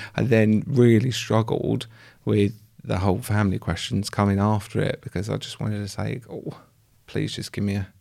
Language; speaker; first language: English; native; English